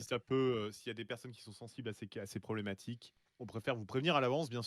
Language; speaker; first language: French; native; French